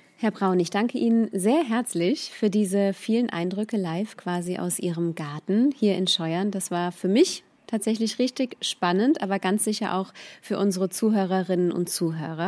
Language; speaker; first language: German; native; German